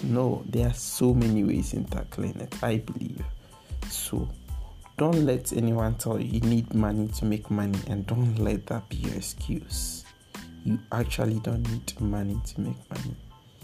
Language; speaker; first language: English; non-native, local second language; Akan